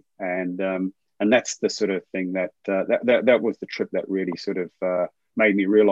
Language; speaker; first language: English; native; English